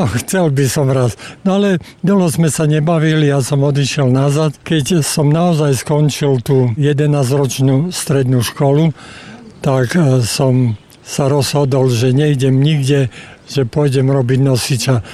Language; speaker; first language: Slovak; native; Slovak